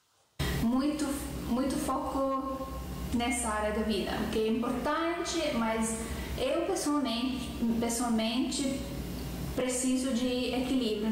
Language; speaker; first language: Portuguese; non-native, fluent; Estonian